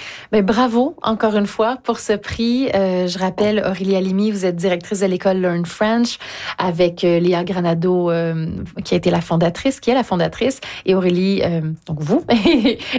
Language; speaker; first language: French; native; French